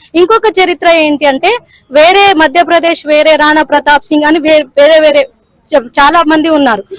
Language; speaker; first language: Telugu; non-native, local second language; Lambadi